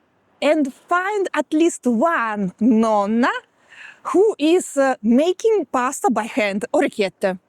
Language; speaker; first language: English; non-native, learner; Russian